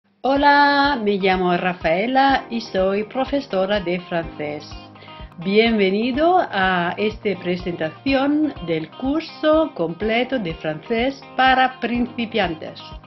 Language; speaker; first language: Spanish; non-native, fluent; Italian